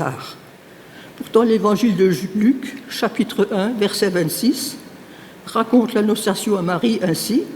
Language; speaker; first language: French; native; French